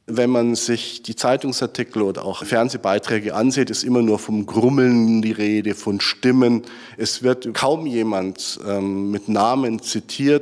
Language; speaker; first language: German; native; German